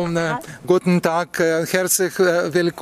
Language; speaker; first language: German; non-native, fluent; Russian